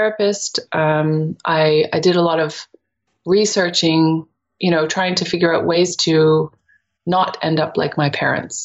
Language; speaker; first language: English; native; English